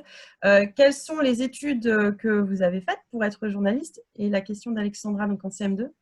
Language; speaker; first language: French; native; French